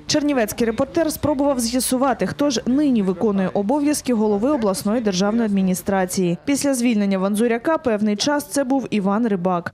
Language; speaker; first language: Ukrainian; native; Ukrainian